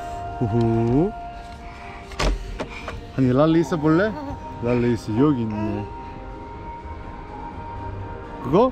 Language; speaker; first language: Korean; early bilingual, heritage; English